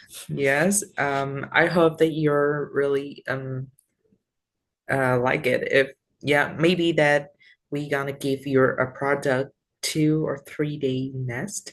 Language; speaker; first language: English; non-native, learner; Vietnamese